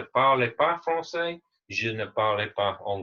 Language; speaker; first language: French; non-native, fluent; English